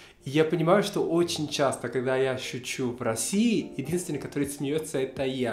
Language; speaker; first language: Russian; non-native, fluent; Spanish